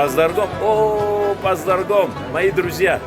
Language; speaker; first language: Russian; non-native, local second language; Uzbek